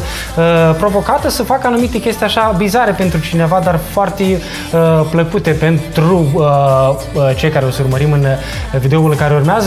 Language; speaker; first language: Romanian; native; Romanian